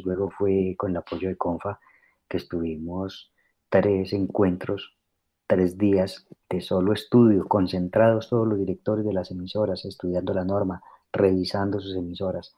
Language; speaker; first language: Spanish; native; Spanish